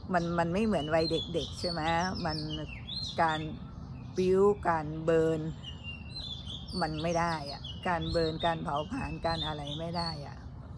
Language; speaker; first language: Thai; native; Thai